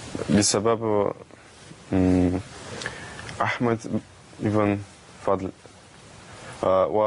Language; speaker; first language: Arabic; non-native, learner; Russian